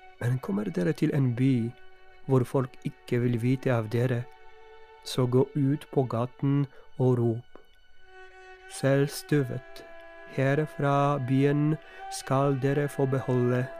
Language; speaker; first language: Norwegian; non-native, fluent; Polish